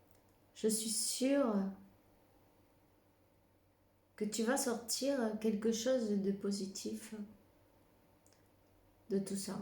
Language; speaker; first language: French; non-native, fluent; Spanish